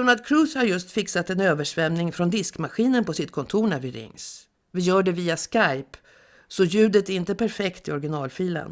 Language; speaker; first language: Swedish; native; Swedish